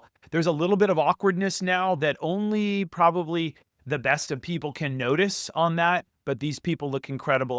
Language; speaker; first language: English; native; English